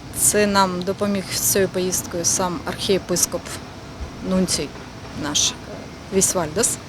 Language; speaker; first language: Ukrainian; non-native, local second language; Russian